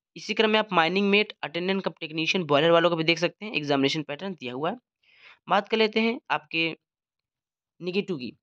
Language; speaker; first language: Hindi; native; Hindi